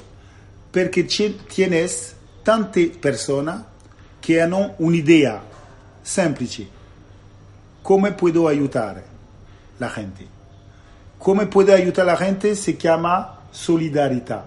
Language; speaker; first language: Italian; non-native, fluent; French